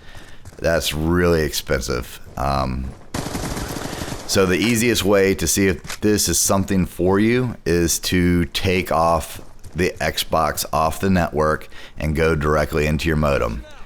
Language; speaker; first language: English; native; English